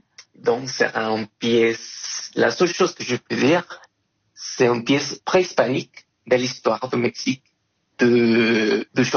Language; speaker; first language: French; non-native, fluent; Spanish